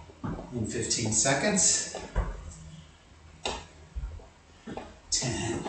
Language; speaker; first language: English; native; English